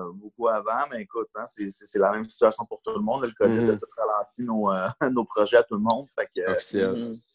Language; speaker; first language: French; native; French